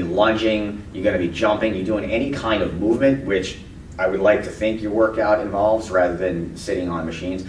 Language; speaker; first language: English; native; English